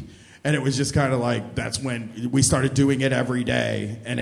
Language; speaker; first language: English; native; English